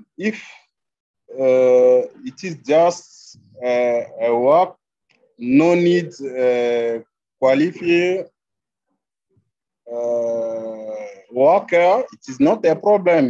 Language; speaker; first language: English; non-native, learner; French